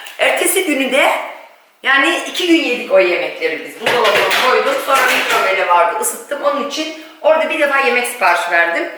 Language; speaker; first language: Turkish; early bilingual, heritage; Turkish